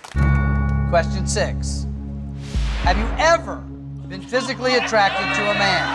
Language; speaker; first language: English; native; English